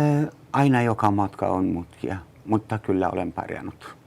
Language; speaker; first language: Finnish; non-native, learner; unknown